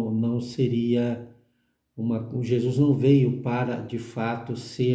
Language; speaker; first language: Portuguese; native; Portuguese